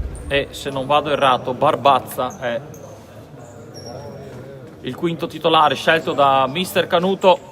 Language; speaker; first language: Italian; native; Italian